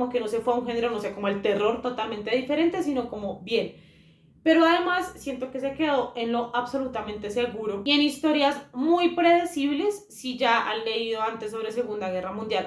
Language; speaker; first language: Spanish; native; Spanish